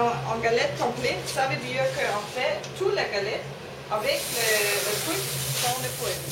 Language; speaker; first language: French; non-native, learner; Danish